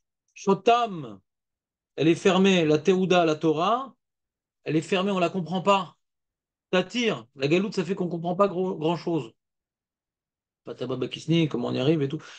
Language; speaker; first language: French; native; French